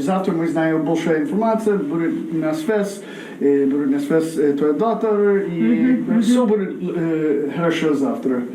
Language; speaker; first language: Russian; non-native, learner; English